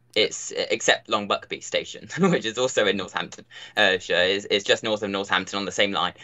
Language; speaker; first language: English; native; English